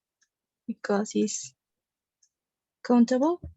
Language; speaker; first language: English; non-native, learner; Spanish